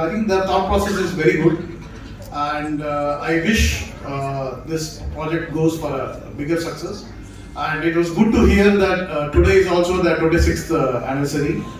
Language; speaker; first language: English; non-native, local second language; Tamil